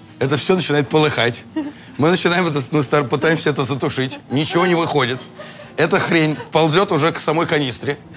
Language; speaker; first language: Russian; native; Russian